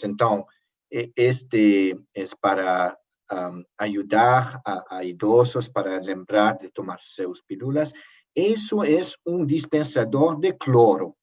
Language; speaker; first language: Portuguese; non-native, learner; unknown